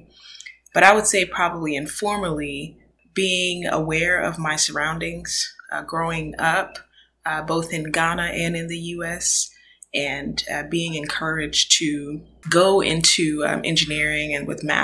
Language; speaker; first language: English; early bilingual, other home language; Akan